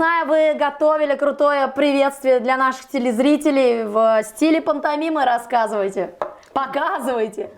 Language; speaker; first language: Russian; native; Russian